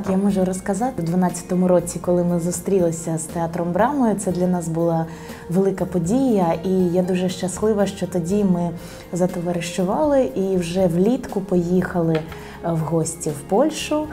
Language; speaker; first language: Ukrainian; native; Ukrainian